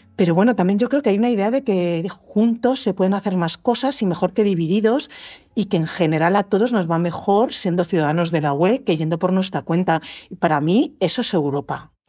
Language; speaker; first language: Spanish; native; Spanish